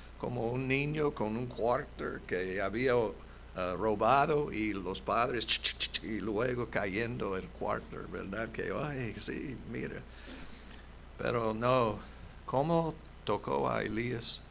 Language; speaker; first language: Spanish; non-native, fluent; English